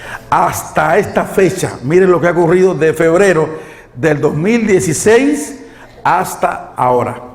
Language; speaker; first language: Spanish; native; Spanish